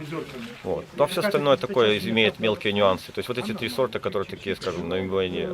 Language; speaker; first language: Russian; native; Russian